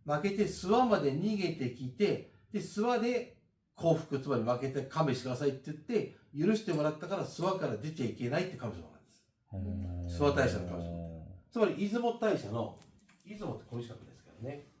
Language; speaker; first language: Japanese; native; Japanese